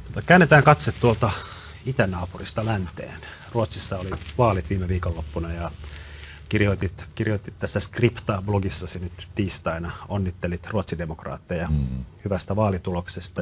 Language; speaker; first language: Finnish; native; Finnish